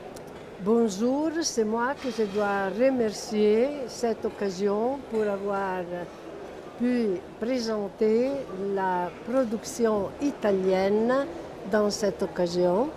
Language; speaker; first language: French; non-native, fluent; Italian